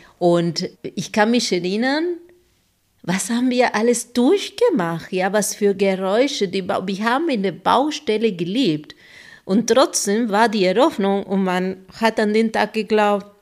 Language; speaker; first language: German; non-native, fluent; Spanish